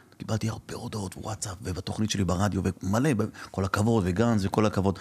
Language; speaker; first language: Hebrew; early bilingual, other home language; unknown